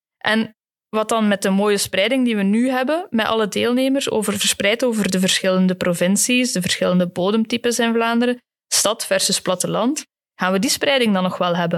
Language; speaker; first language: Dutch; native; Dutch